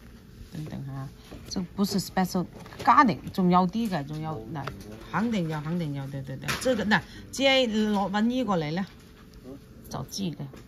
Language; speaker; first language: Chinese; non-native, local second language; Cantonese